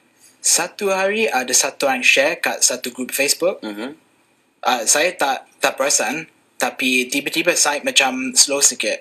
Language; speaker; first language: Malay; non-native, fluent; English